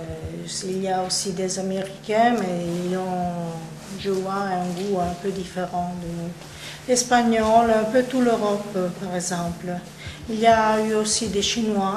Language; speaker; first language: French; non-native, local second language; Italian